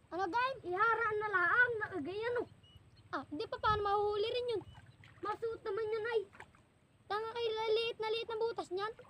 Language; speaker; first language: Filipino; native; Filipino